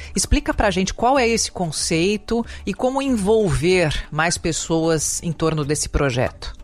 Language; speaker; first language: Portuguese; native; Portuguese